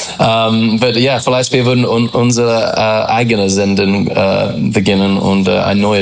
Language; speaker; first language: German; non-native, learner; English